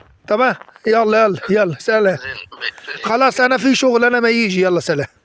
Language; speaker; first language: Arabic; native; Arabic